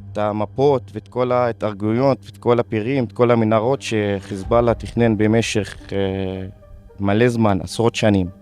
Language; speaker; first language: Hebrew; non-native, local second language; Arabic